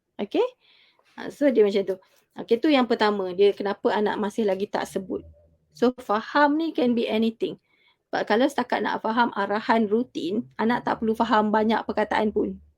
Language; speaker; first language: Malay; native; Malay